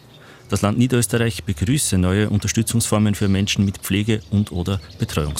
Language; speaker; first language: German; native; German